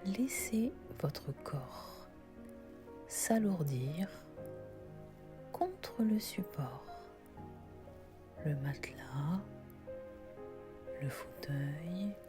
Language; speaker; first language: French; native; French